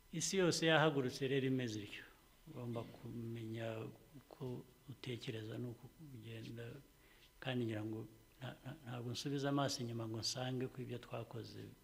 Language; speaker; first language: Kinyarwanda; early bilingual, heritage; Kinyarwanda